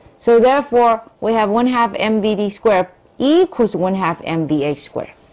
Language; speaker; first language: English; non-native, fluent; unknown